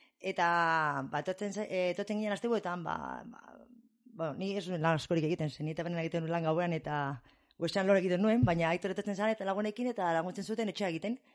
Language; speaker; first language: Basque; non-native, fluent; English